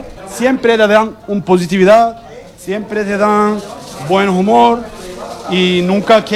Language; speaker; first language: Spanish; non-native, learner; Turkish